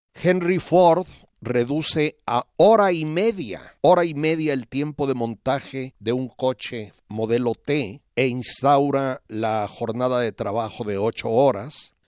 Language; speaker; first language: Spanish; native; Spanish